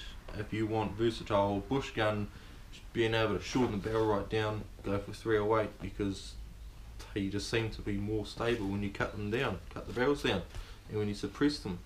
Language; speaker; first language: English; native; English